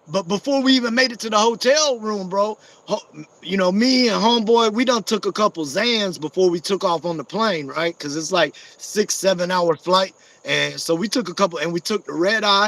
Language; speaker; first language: English; native; English